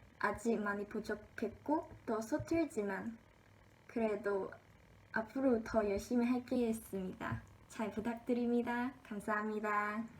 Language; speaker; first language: Korean; non-native, learner; Chinese